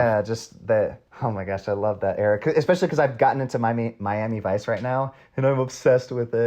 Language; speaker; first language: English; native; English